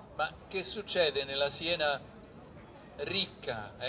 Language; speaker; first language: Italian; native; Italian